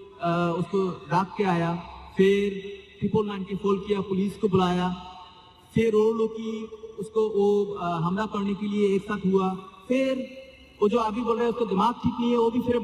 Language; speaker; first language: Hindi; non-native, learner; Bangla